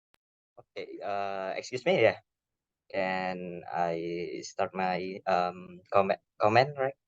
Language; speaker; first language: English; non-native, learner; Indonesian